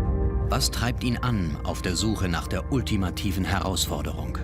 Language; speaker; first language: German; native; German